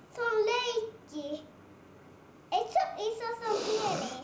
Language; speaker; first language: Finnish; early bilingual, heritage; English